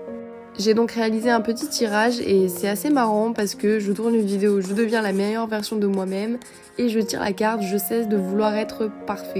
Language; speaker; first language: French; native; French